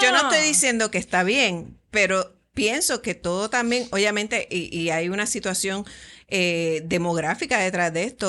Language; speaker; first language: Spanish; native; Spanish